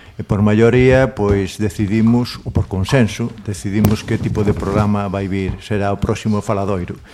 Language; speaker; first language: Galician; non-native, local second language; Spanish